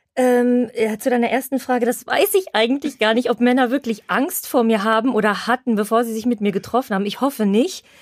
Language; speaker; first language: German; early bilingual, heritage; Polish